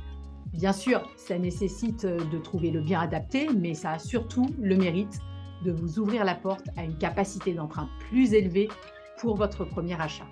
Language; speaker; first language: French; native; French